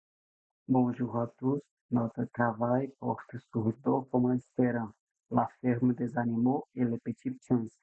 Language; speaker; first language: French; non-native, learner; Portuguese